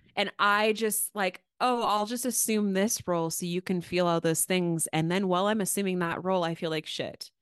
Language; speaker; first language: English; native; English